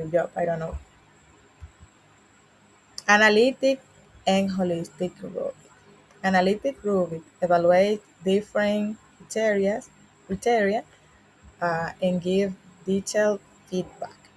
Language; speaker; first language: English; non-native, learner; Spanish